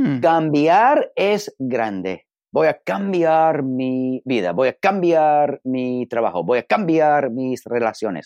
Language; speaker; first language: Spanish; non-native, learner; English